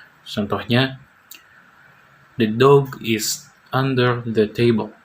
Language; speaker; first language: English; non-native, learner; Indonesian